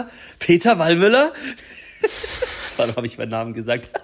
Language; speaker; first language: German; native; German